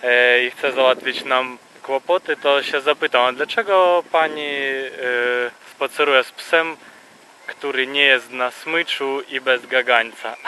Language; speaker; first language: Polish; non-native, fluent; Russian